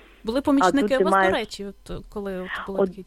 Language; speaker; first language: Ukrainian; native; Ukrainian